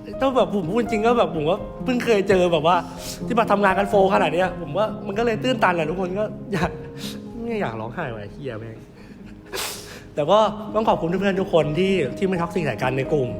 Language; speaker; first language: Thai; native; Thai